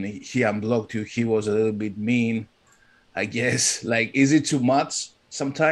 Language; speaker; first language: English; non-native, fluent; Greek